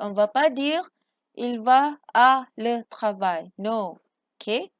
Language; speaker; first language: French; non-native, fluent; Malay